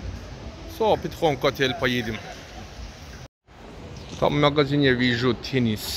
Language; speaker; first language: Russian; non-native, learner; Turkish